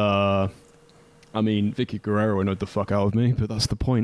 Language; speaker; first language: English; native; English